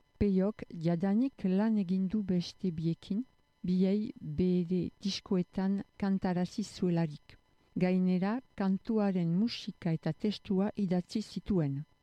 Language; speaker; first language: Basque; non-native, local second language; French